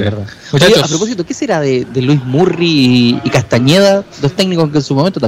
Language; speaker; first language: Spanish; native; Spanish